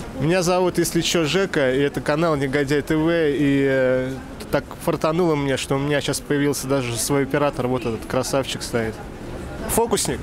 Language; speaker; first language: Russian; native; Russian